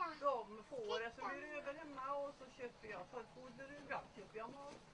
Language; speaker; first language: Swedish; non-native, fluent; Hindi